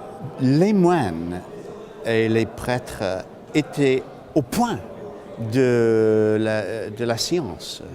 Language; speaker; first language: French; non-native, fluent; English